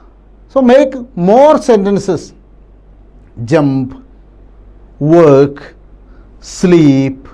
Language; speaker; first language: English; non-native, local second language; Malayalam